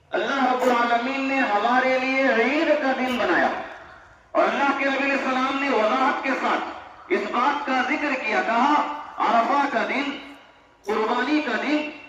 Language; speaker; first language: Urdu; native; Urdu